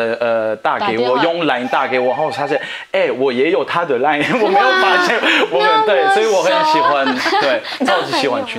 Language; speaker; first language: Chinese; non-native, fluent; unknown